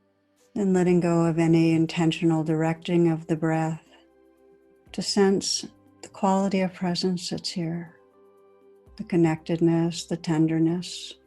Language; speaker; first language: English; native; English